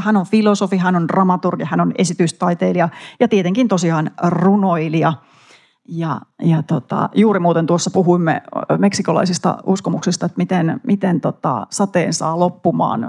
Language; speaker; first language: Finnish; native; Finnish